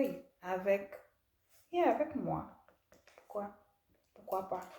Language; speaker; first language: French; non-native, learner; English